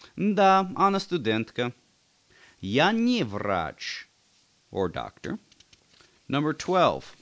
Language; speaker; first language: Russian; non-native, learner; English